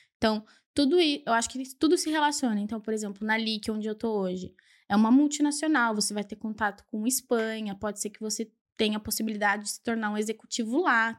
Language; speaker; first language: Portuguese; early bilingual, other home language; Spanish